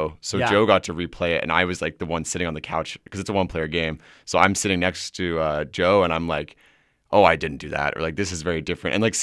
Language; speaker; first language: English; native; English